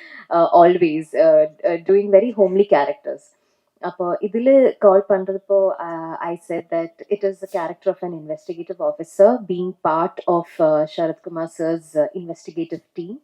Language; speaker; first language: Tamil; non-native, local second language; Malayalam